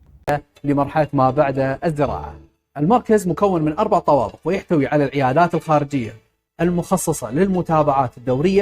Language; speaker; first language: Arabic; native; Arabic